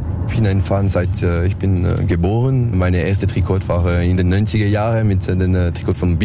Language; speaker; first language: German; non-native, learner; French